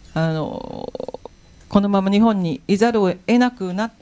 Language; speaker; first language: Japanese; native; Japanese